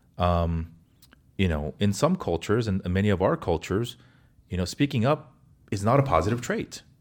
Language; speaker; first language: English; early bilingual, other home language; Korean